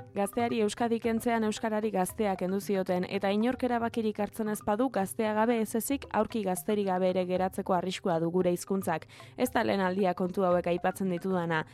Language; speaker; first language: Basque; native; Basque